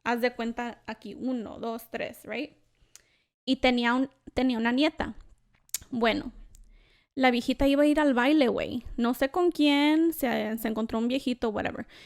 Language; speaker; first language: Spanish; early bilingual, other home language; English